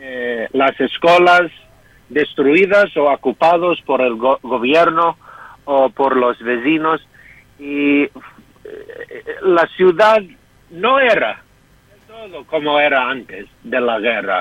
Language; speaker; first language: Spanish; non-native, fluent; English